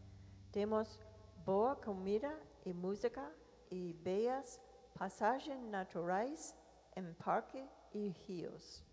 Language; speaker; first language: Portuguese; non-native, learner; English